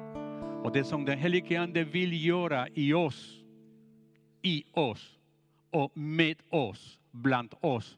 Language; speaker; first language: Swedish; non-native, fluent; Spanish